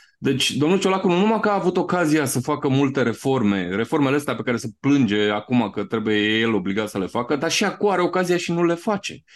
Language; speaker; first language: Romanian; native; Romanian